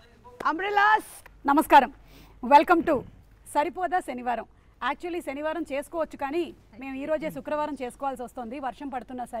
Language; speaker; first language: Telugu; native; Telugu